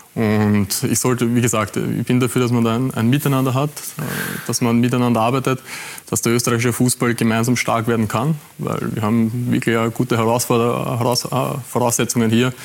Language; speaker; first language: German; native; German